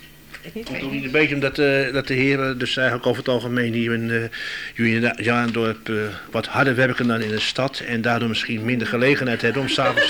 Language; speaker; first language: Dutch; native; Dutch